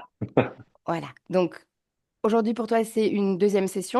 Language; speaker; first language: French; native; French